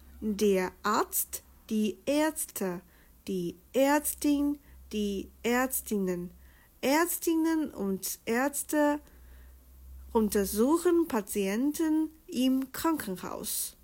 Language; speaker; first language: German; non-native, fluent; Chinese